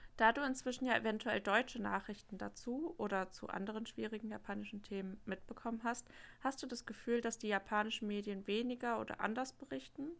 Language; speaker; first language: German; native; German